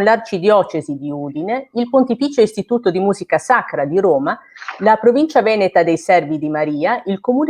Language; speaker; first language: Italian; native; Italian